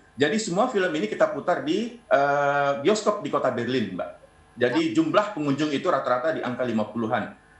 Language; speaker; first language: Indonesian; native; Indonesian